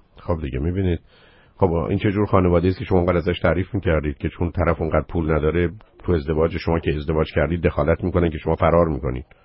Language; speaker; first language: Persian; native; Persian